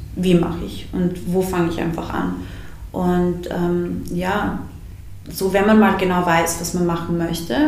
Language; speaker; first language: German; early bilingual, other home language; Bosnian